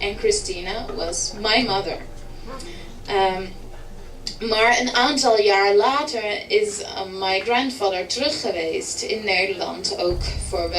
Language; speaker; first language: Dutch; early bilingual, heritage; English